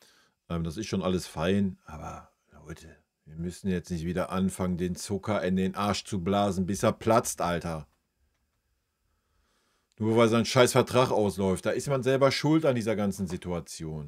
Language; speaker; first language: German; native; German